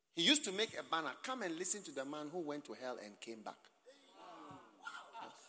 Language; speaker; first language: English; non-native, local second language; Akan